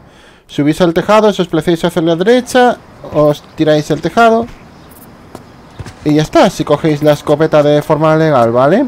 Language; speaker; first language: Spanish; native; Spanish